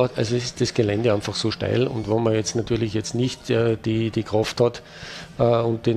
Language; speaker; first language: German; native; German